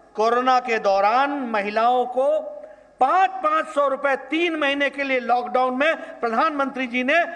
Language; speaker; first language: Hindi; native; Hindi